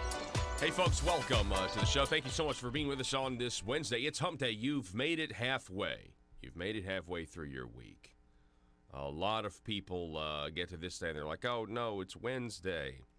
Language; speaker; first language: English; native; English